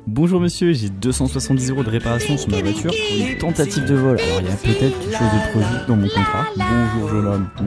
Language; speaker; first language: French; native; French